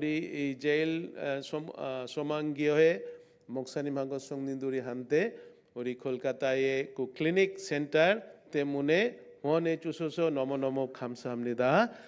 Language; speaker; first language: Korean; non-native, learner; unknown